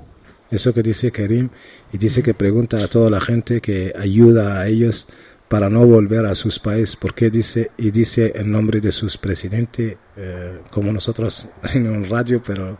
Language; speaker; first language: Spanish; non-native, learner; Arabic